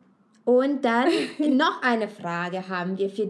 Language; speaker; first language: German; non-native, fluent; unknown